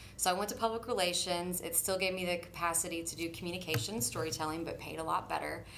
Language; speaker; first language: English; native; English